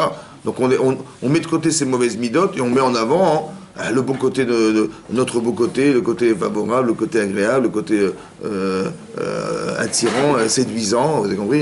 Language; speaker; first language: French; native; French